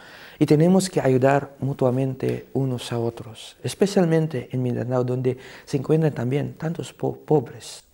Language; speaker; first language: Spanish; non-native, fluent; Cebuano